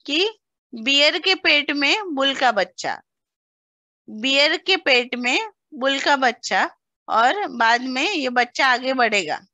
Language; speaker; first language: Hindi; non-native, local second language; Marathi